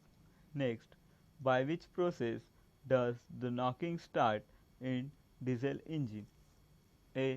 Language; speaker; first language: English; non-native, local second language; Marathi